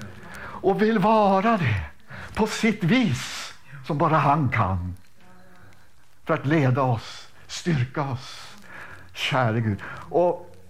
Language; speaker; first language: Swedish; native; Swedish